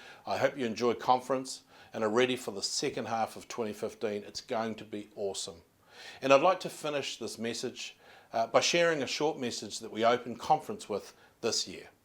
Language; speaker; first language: English; native; English